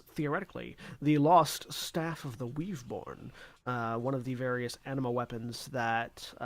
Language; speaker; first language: English; native; English